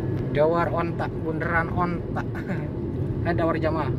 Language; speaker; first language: Arabic; non-native, learner; Indonesian